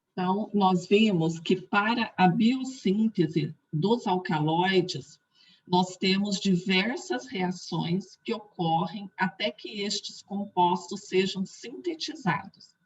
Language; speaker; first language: Portuguese; native; Portuguese